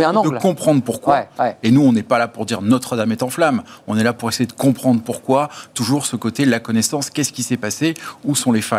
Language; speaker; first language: French; native; French